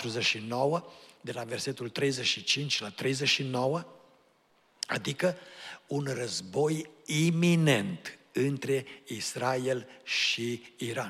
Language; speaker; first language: Romanian; native; Romanian